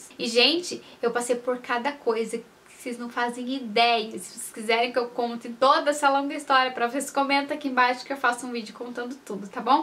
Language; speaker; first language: Portuguese; native; Portuguese